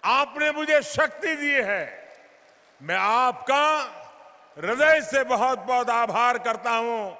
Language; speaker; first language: Hindi; non-native, local second language; Gujarati